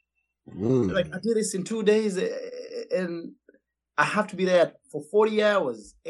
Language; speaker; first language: English; non-native, local second language; Kinyarwanda